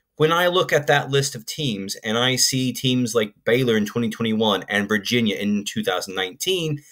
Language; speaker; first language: English; native; English